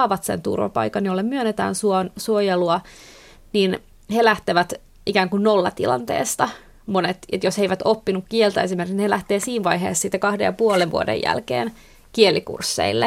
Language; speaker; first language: Finnish; native; Finnish